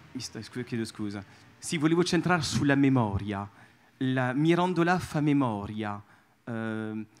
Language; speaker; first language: Italian; non-native, fluent; French